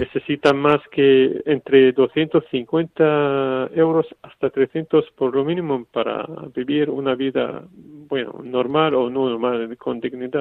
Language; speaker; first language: Spanish; non-native, fluent; Arabic